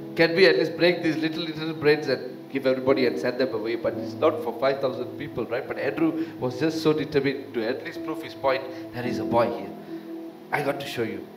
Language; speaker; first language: English; non-native, local second language; Tamil